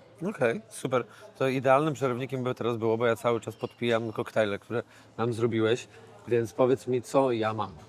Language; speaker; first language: Polish; native; Polish